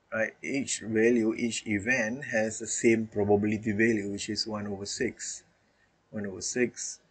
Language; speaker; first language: English; non-native, local second language; Malay